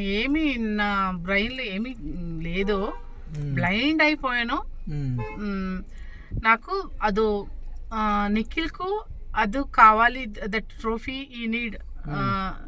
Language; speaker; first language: Telugu; non-native, local second language; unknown